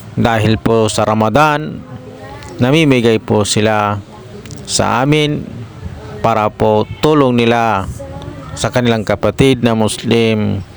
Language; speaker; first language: Filipino; non-native, local second language; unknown